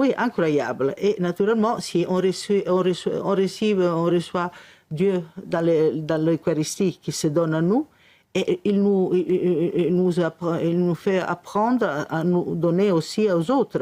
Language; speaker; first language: French; non-native, fluent; Italian